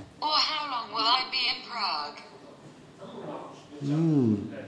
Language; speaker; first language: English; non-native, learner; Russian